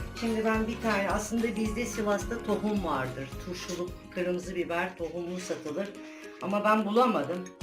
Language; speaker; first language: Turkish; native; Turkish